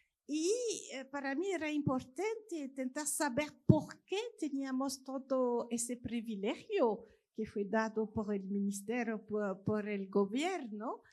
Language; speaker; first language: Spanish; non-native, fluent; French